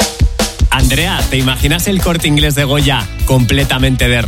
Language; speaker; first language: Spanish; native; Spanish